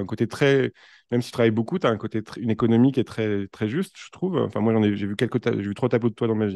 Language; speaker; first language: French; native; French